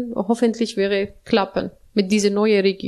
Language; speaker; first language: German; non-native, learner; Arabic